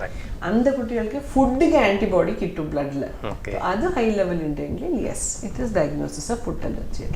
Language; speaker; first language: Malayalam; non-native, fluent; Tamil